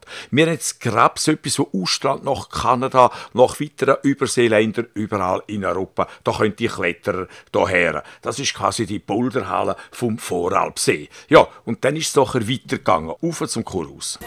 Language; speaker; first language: German; native; German